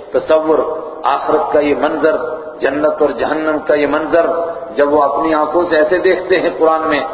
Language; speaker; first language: Urdu; non-native, local second language; Punjabi